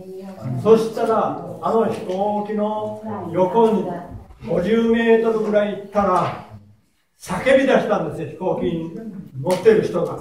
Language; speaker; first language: Japanese; native; Japanese